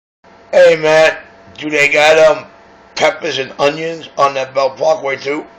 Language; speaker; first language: English; native; English